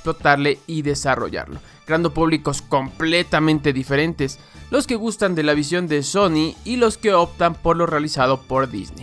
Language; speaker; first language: Spanish; native; Spanish